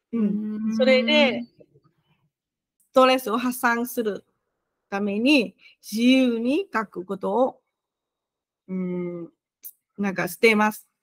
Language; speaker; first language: Japanese; non-native, fluent; Vietnamese